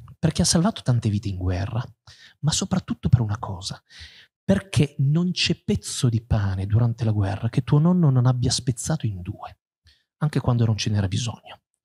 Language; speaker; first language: Italian; native; Italian